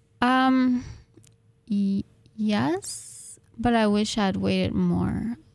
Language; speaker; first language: English; non-native, fluent; Russian